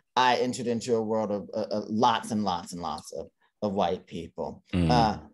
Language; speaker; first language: English; native; English